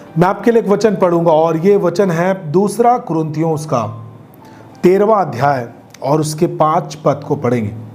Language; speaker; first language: Hindi; native; Hindi